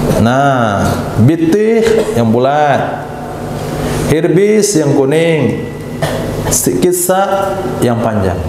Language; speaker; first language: Malay; native; Malay